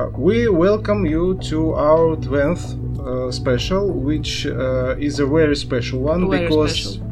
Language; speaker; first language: English; non-native, learner; Russian